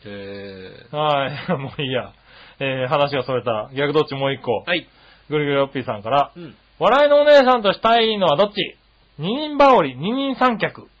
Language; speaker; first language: Japanese; native; Japanese